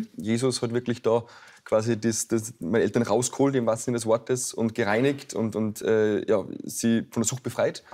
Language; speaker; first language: German; native; German